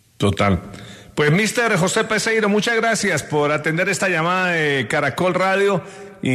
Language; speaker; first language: Spanish; native; Spanish